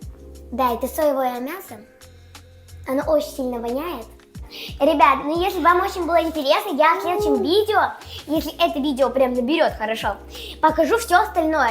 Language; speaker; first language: Russian; native; Russian